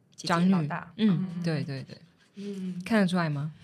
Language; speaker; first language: Chinese; native; Chinese